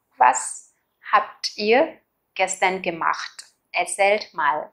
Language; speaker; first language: German; non-native, fluent; Vietnamese